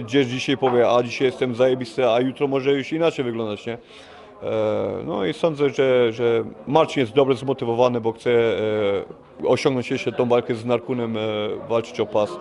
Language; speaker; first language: Polish; early bilingual, heritage; Polish